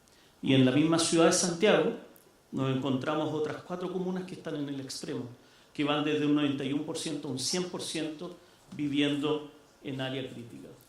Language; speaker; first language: Spanish; native; Spanish